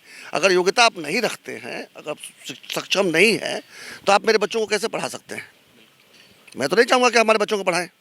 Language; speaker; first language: Hindi; native; Hindi